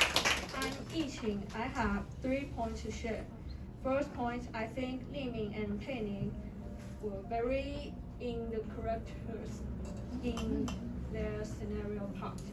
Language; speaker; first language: English; non-native, learner; Chinese